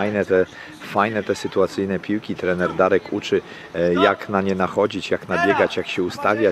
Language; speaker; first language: Polish; native; Polish